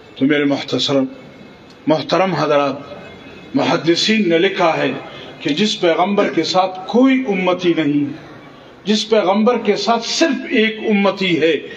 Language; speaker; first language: Urdu; non-native, local second language; Pashto